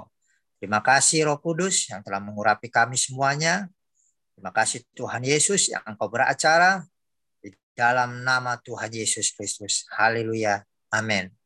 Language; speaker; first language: Indonesian; native; Indonesian